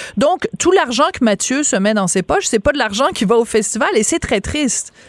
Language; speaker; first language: French; native; French